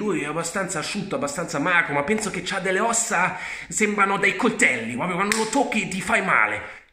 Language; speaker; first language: Italian; early bilingual, heritage; Italian